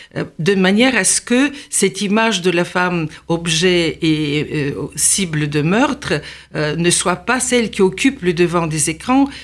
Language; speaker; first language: French; non-native, fluent; Bulgarian